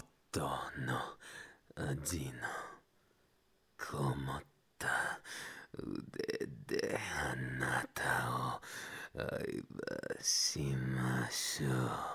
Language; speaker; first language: Japanese; non-native, learner; Spanish